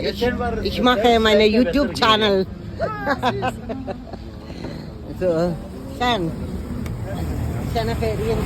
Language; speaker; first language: German; non-native, learner; Malayalam